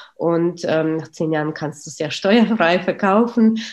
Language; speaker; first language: German; early bilingual, other home language; Russian